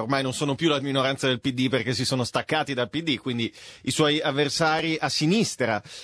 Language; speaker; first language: Italian; native; Italian